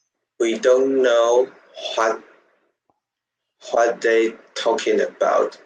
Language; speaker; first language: English; non-native, learner; Chinese